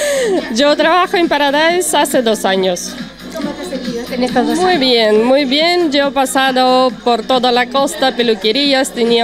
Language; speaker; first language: Spanish; non-native, learner; Russian